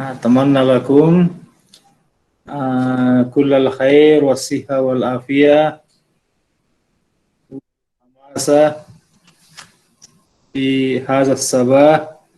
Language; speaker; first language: Arabic; non-native, fluent; Indonesian